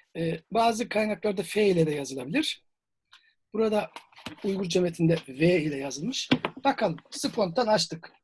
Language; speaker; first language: Turkish; native; Turkish